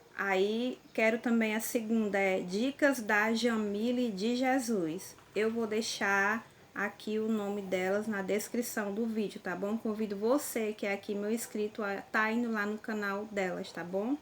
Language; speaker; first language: Portuguese; native; Portuguese